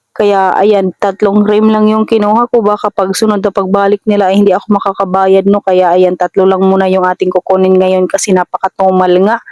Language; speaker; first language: Filipino; non-native, local second language; Masbatenyo